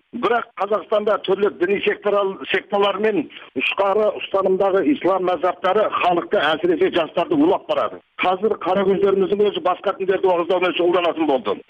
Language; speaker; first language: Kazakh; early bilingual, heritage; Kazakh